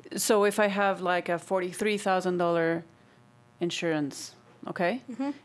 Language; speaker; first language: English; non-native, fluent; Spanish